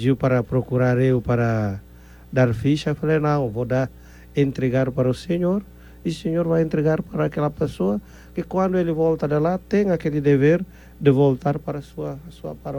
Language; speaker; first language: Portuguese; non-native, fluent; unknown